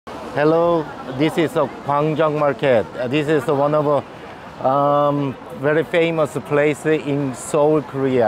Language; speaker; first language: English; non-native, learner; Korean